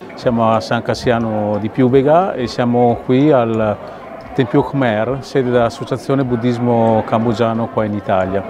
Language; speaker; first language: Italian; early bilingual, other home language; Khmer